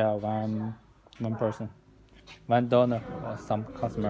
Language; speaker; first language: English; non-native, learner; Chinese